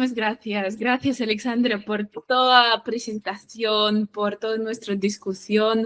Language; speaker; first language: Spanish; non-native, fluent; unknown